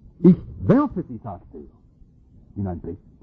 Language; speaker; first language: German; native; German